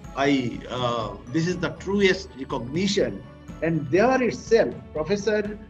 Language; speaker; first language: English; non-native, local second language; Bangla